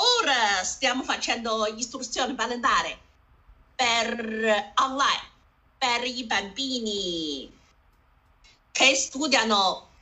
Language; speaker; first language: Italian; non-native, learner; Chinese